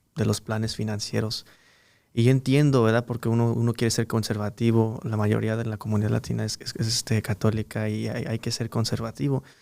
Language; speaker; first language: Spanish; early bilingual, heritage; Spanish